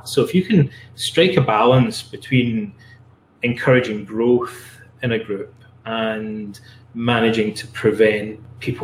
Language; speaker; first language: English; native; English